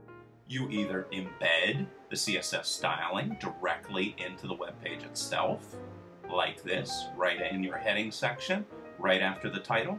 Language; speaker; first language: English; native; English